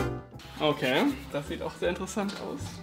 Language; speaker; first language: German; native; German